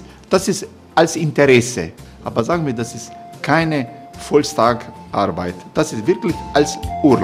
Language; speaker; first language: German; non-native, fluent; Croatian